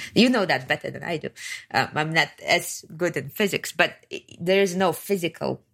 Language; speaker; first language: English; non-native, fluent; Kazakh